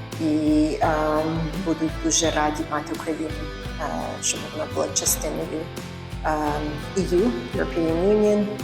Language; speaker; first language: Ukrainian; early bilingual, heritage; Ukrainian